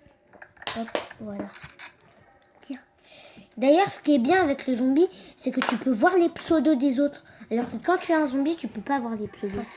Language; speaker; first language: French; native; French